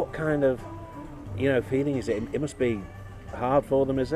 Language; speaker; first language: English; native; English